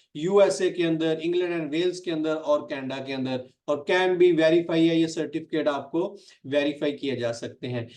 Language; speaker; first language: Urdu; non-native, local second language; Punjabi